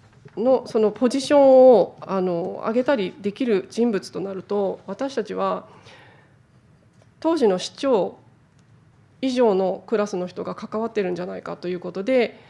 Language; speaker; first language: Japanese; native; Japanese